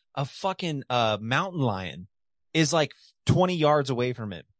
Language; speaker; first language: English; native; English